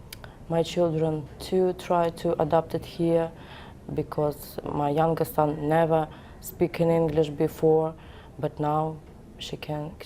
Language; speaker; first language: English; non-native, learner; Ukrainian